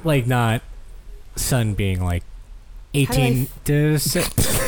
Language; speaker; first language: English; native; English